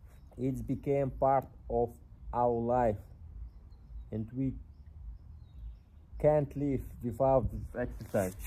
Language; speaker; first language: English; non-native, learner; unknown